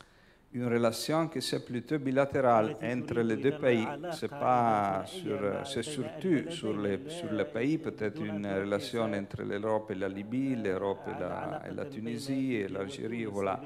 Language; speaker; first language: French; non-native, fluent; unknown